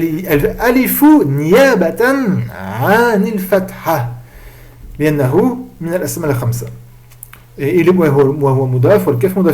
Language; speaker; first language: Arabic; non-native, fluent; French